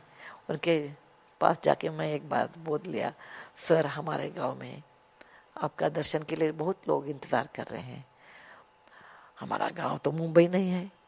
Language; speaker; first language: Hindi; non-native, local second language; Kannada